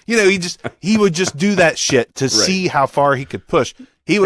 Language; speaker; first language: English; native; English